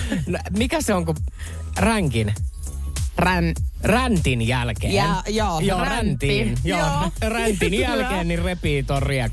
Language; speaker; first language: Finnish; native; Finnish